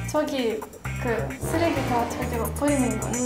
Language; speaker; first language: Korean; non-native, fluent; Russian